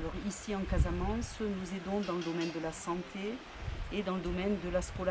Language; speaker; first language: French; native; French